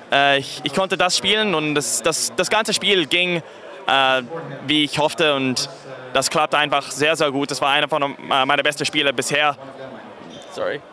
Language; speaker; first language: German; non-native, fluent; English